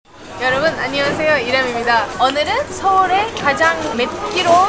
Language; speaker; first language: Korean; non-native, fluent; Turkish